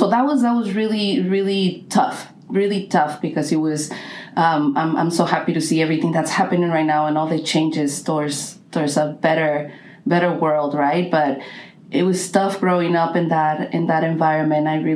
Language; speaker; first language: English; non-native, fluent; Spanish